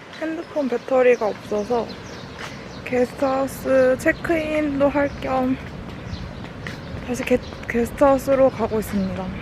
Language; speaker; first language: Korean; native; Korean